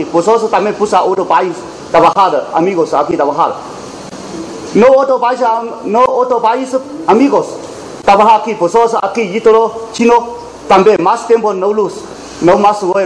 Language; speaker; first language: Spanish; non-native, learner; Chinese